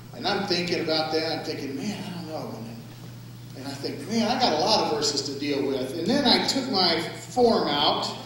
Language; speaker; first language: English; native; English